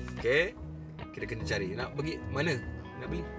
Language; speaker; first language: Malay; non-native, local second language; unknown